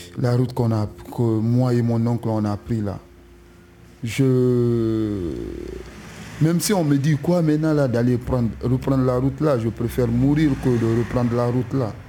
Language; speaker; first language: French; non-native, local second language; Susu